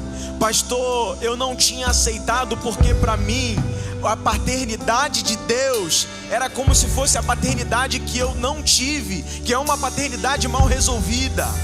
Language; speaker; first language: Portuguese; native; Portuguese